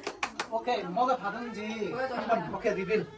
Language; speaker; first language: Korean; non-native, fluent; Nepali